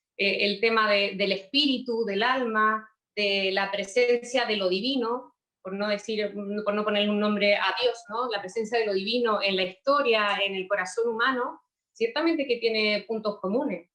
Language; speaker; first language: Spanish; native; Spanish